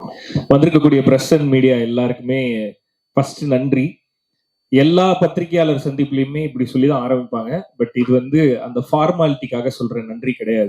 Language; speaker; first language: Tamil; native; Tamil